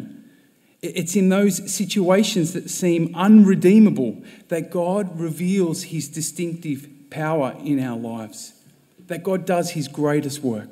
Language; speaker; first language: English; native; English